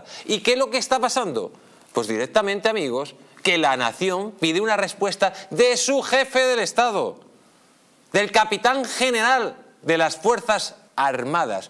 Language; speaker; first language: Spanish; native; Spanish